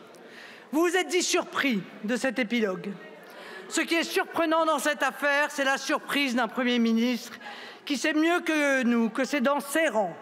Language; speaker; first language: French; native; French